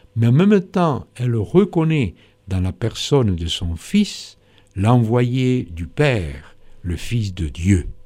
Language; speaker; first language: French; non-native, fluent; Spanish